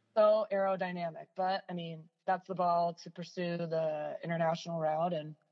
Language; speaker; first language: English; native; English